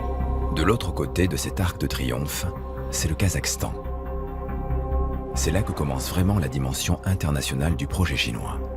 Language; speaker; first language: French; native; French